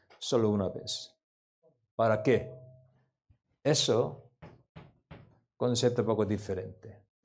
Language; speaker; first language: Spanish; non-native, learner; Korean